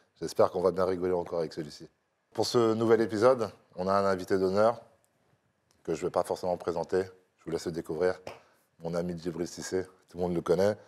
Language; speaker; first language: French; native; French